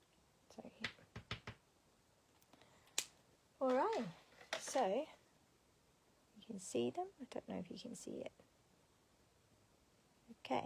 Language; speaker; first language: English; native; English